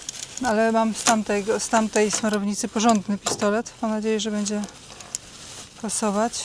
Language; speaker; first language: Polish; native; Polish